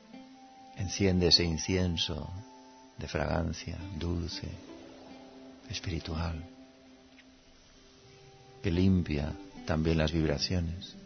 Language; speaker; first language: Spanish; native; Spanish